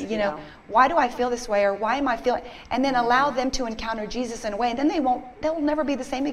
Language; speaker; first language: English; native; English